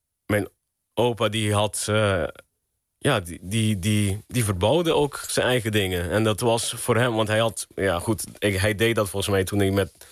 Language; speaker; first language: Dutch; non-native, local second language; Papiamento